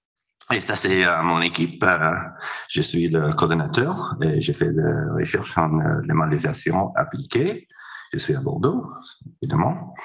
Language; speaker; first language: French; non-native, fluent; English